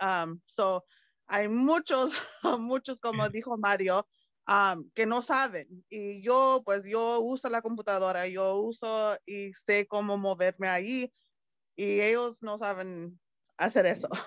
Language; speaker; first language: Spanish; early bilingual, heritage; Spanish